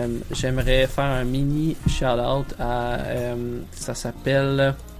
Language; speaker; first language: French; native; French